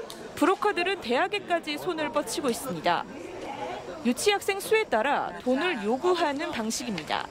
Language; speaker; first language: Korean; native; Korean